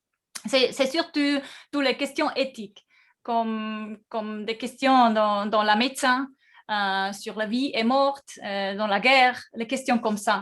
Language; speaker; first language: French; non-native, fluent; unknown